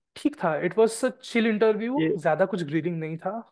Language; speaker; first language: Hindi; non-native, local second language; Bangla